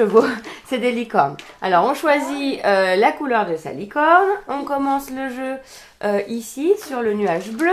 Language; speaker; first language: French; native; French